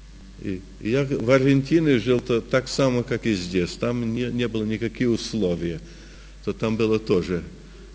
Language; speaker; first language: Russian; early bilingual, heritage; Russian